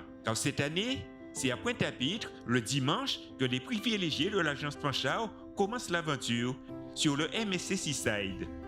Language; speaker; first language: French; native; French